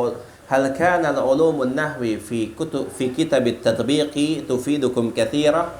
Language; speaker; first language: Arabic; non-native, fluent; Indonesian